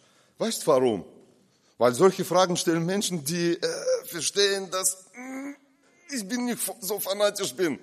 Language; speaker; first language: German; non-native, fluent; Russian